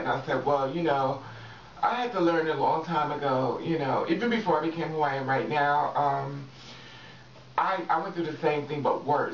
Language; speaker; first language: English; native; English